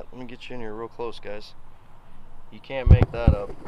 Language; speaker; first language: English; native; English